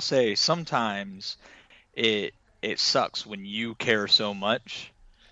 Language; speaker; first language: English; native; English